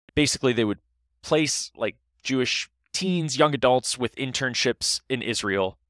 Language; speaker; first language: English; native; English